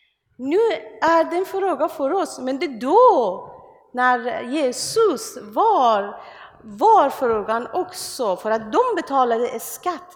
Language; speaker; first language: Swedish; non-native, learner; Persian